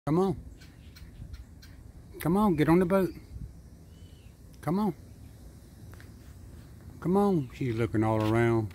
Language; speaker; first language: English; native; English